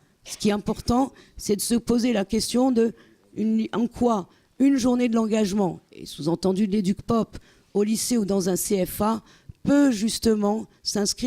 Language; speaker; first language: French; native; French